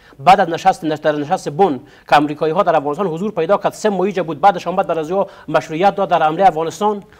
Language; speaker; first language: Persian; non-native, local second language; Pashto